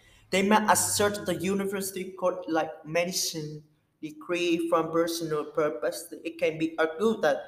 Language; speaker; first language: English; non-native, learner; Vietnamese